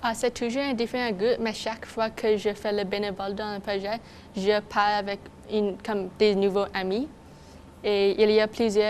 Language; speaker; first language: French; non-native, local second language; English